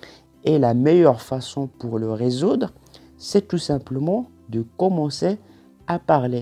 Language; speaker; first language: French; non-native, local second language; Arabic